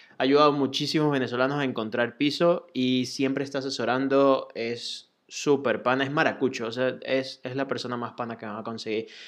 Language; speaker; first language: Spanish; native; Spanish